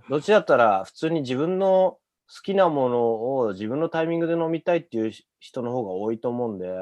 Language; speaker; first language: Japanese; native; Japanese